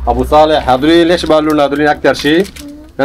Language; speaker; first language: Arabic; non-native, local second language; Kurdish